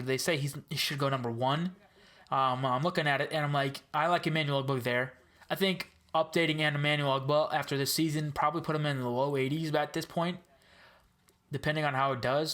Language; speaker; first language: English; native; English